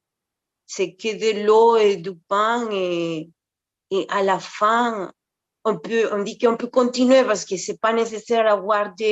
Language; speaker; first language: French; non-native, fluent; Spanish